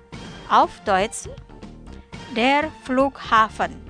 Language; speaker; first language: German; non-native, fluent; Indonesian